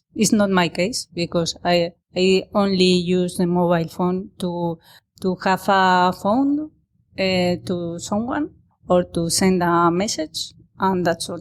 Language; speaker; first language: English; non-native, learner; Spanish